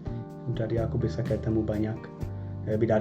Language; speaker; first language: Indonesian; non-native, fluent; Hungarian